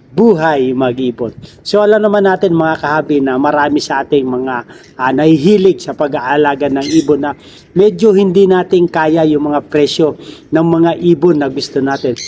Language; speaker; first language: Filipino; non-native, local second language; Bikol